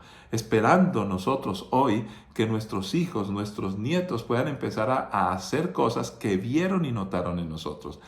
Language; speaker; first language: Spanish; native; Spanish